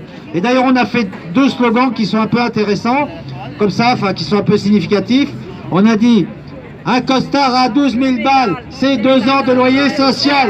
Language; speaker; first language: French; native; French